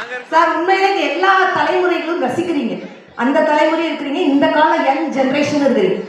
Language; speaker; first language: Tamil; native; Tamil